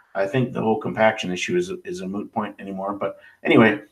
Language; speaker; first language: English; native; English